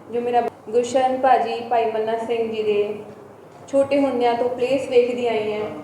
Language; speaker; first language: Hindi; non-native, local second language; Punjabi